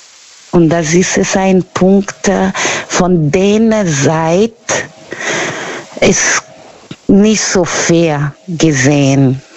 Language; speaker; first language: German; non-native, learner; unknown